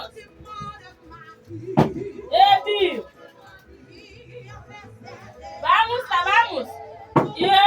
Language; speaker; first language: Portuguese; non-native, learner; Haitian Creole